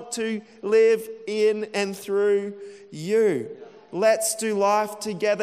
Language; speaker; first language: English; native; English